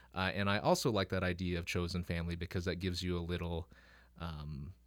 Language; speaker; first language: English; early bilingual, other home language; Filipino